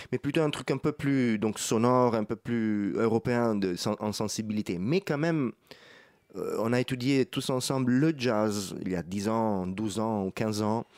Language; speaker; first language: French; non-native, fluent; Italian